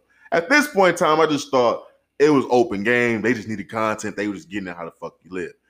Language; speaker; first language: English; native; English